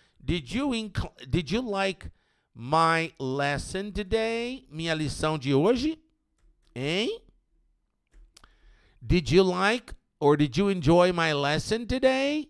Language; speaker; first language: English; non-native, fluent; Portuguese